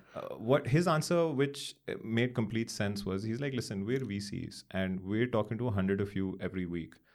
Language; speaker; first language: English; non-native, local second language; Hindi